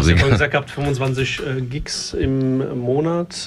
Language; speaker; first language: German; native; German